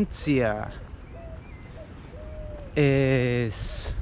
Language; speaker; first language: Spanish; non-native, learner; English